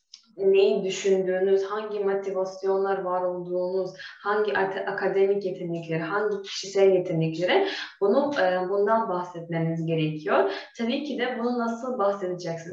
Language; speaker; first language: Turkish; non-native, fluent; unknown